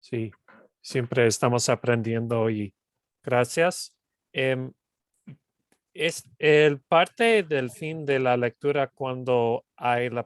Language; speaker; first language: Spanish; non-native, fluent; English